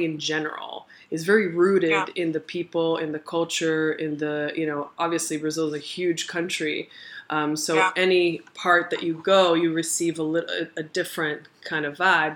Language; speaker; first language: English; early bilingual, other home language; Portuguese